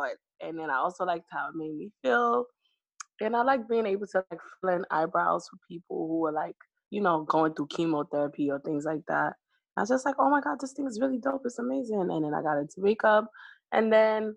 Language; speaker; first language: English; native; English